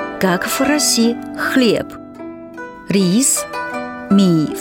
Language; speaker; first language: Russian; non-native, fluent; Chinese